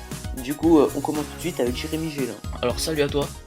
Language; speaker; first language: French; native; French